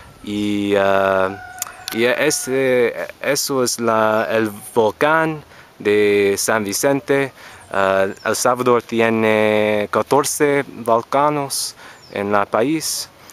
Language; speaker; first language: Spanish; non-native, learner; English